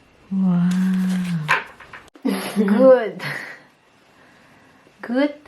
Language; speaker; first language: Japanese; non-native, fluent; Filipino